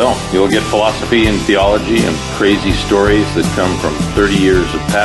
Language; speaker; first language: English; native; English